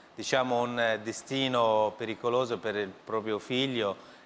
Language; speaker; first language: Italian; early bilingual, other home language; Persian